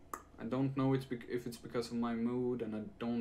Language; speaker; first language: English; non-native, fluent; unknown